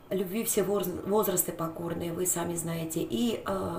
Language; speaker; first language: Russian; native; Russian